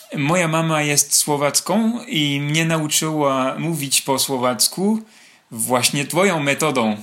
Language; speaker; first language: Polish; non-native, learner; French